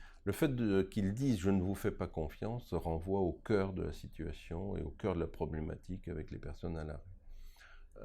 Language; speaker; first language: French; native; French